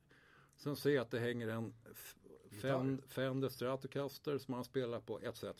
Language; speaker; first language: Swedish; native; Swedish